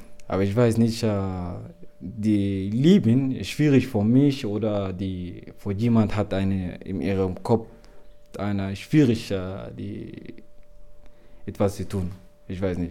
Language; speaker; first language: German; non-native, learner; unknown